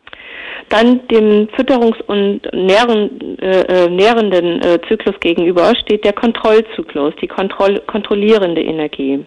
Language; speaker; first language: German; native; German